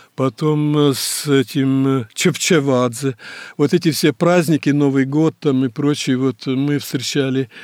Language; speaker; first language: Russian; native; Russian